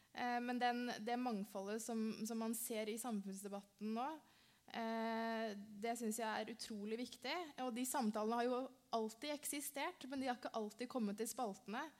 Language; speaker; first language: Norwegian; early bilingual, other home language; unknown